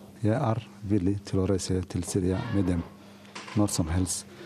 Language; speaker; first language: Norwegian; non-native, fluent; Somali